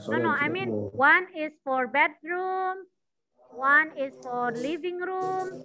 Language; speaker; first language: English; non-native, learner; Indonesian